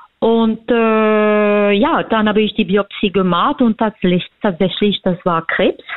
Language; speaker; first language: German; non-native, fluent; French